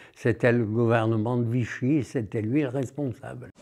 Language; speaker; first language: French; native; French